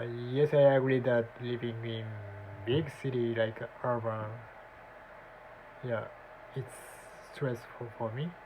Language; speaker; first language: English; non-native, learner; Japanese